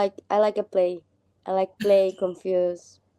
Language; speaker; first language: English; non-native, learner; Spanish